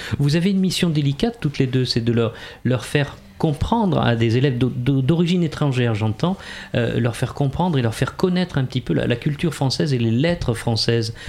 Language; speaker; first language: French; native; French